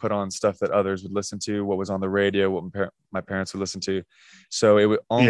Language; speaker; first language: English; native; English